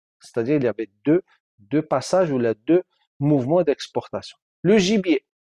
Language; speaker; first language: French; non-native, local second language; Arabic